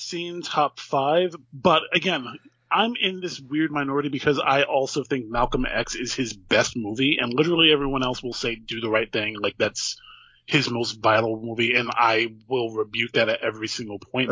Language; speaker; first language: English; native; English